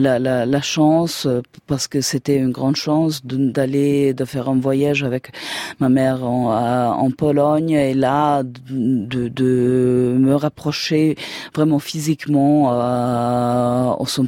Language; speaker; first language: French; non-native, fluent; German